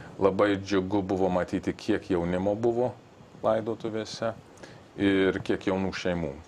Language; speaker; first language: Lithuanian; early bilingual, heritage; Lithuanian